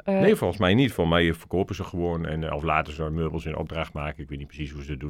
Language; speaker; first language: Dutch; native; Dutch